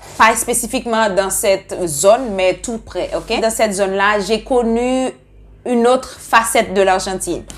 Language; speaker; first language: French; non-native, local second language; Haitian Creole